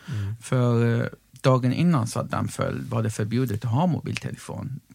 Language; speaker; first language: Swedish; non-native, fluent; Arabic